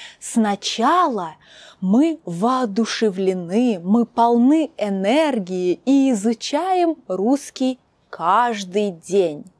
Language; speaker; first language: Russian; native; Russian